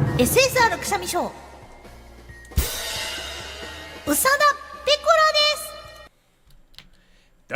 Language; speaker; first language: Japanese; native; Japanese